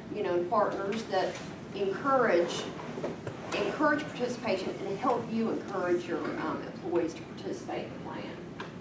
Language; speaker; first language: English; native; English